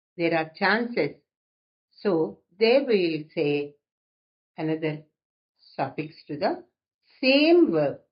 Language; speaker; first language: English; non-native, local second language; Telugu